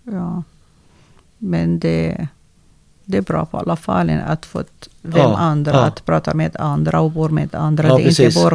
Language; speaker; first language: Swedish; non-native, learner; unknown